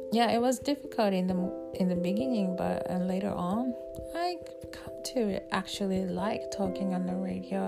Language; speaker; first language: English; non-native, fluent; Japanese